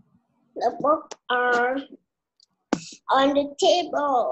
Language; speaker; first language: English; non-native, learner; Vietnamese